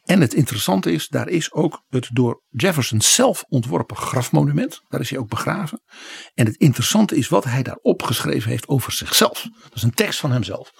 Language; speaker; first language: Dutch; native; Dutch